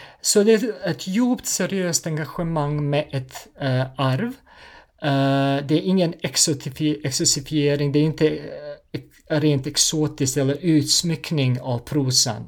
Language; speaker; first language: Swedish; non-native, fluent; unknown